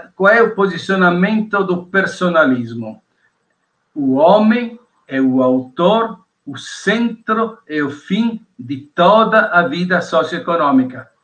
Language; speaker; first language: Portuguese; non-native, fluent; Italian